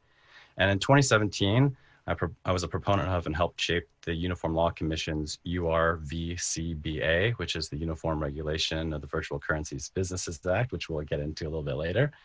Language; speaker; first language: English; native; English